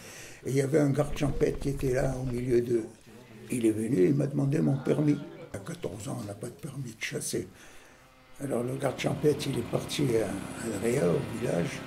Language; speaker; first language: French; native; French